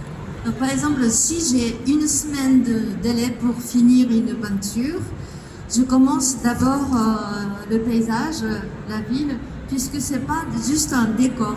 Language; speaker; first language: French; non-native, fluent; Japanese